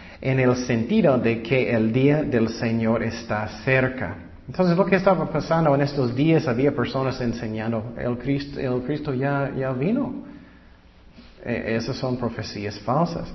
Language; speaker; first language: Spanish; non-native, fluent; English